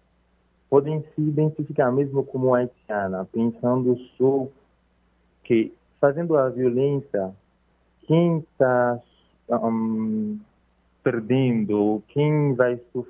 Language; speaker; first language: Portuguese; non-native, fluent; Haitian Creole